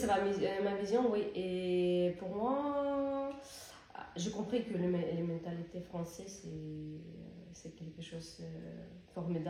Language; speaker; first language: French; non-native, learner; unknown